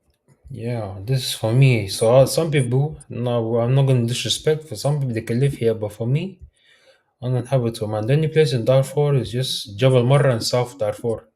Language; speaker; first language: English; early bilingual, heritage; Arabic